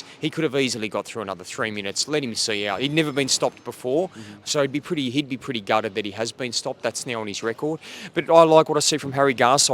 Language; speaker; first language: English; native; English